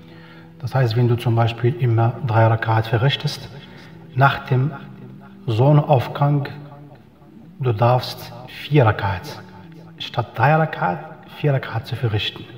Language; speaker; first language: German; non-native, fluent; Arabic